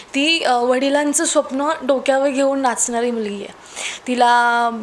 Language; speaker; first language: Marathi; native; Marathi